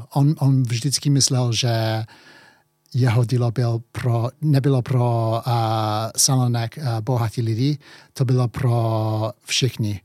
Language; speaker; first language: Czech; early bilingual, heritage; English